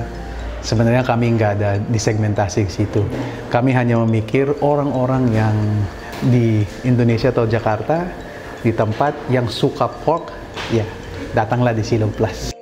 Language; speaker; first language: Indonesian; non-native, fluent; Filipino